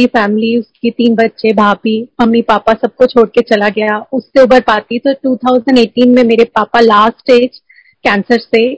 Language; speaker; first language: Hindi; native; Hindi